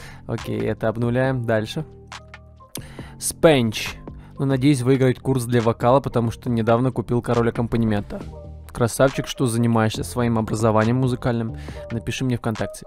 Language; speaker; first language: Russian; native; Russian